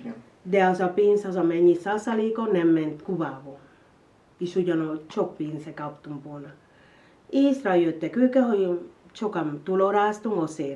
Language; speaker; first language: Hungarian; non-native, learner; Spanish